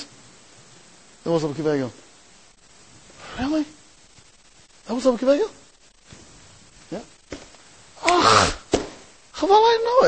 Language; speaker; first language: English; native; English